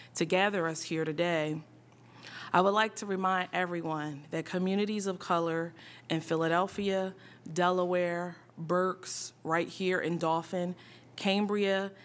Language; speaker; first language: English; native; English